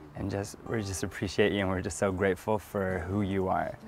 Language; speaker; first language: English; native; English